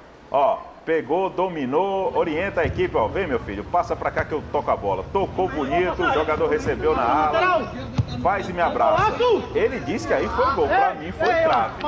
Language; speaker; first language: Portuguese; native; Portuguese